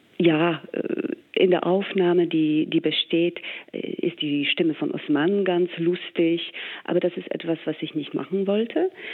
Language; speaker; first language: German; non-native, fluent; English